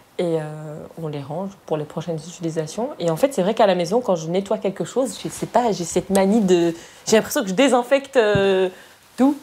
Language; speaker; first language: French; early bilingual, other home language; Arabic